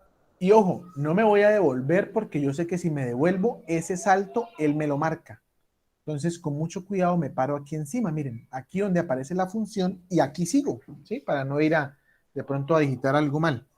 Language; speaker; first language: Spanish; native; Spanish